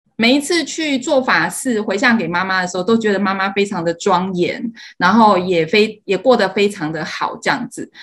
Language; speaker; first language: Chinese; native; Chinese